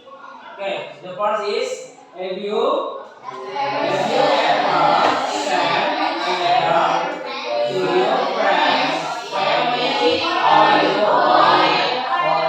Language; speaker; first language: English; non-native, learner; Indonesian